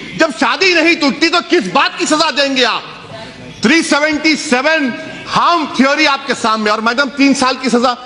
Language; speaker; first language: Urdu; native; Urdu